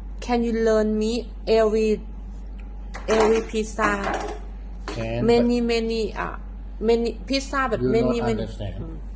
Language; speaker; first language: English; non-native, learner; Thai